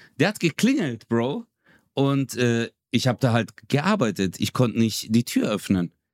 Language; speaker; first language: German; early bilingual, other home language; Turkish